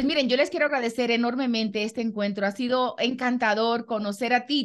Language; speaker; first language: Spanish; native; Spanish